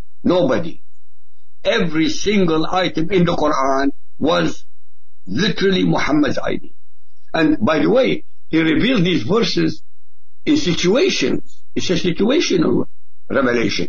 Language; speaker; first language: English; non-native, fluent; Arabic